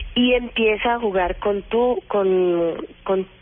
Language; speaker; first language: Spanish; native; Spanish